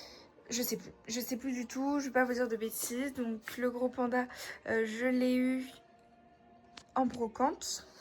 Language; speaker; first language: French; native; French